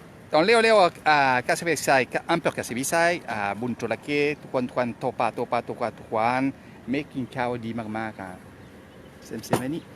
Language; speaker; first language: Thai; non-native, learner; French